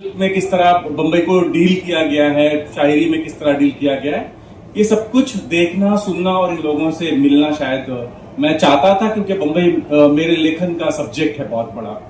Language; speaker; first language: Hindi; non-native, local second language; Konkani